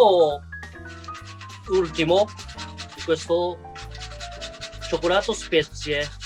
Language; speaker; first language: Italian; non-native, learner; Japanese